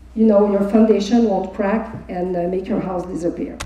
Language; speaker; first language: English; non-native, fluent; French